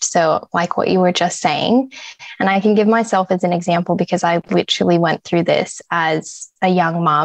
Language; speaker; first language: English; native; English